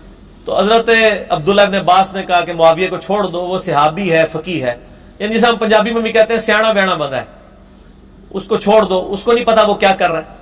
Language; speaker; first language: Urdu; non-native, local second language; Punjabi